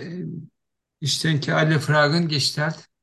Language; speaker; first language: German; non-native, learner; Turkish